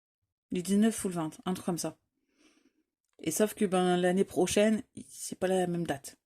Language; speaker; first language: French; native; French